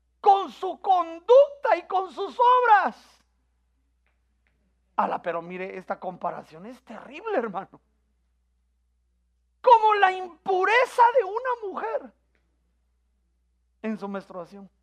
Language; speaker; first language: Spanish; native; Spanish